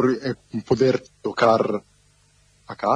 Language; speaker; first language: Spanish; non-native, fluent; Italian